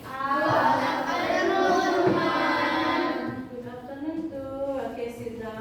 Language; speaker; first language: English; non-native, learner; Indonesian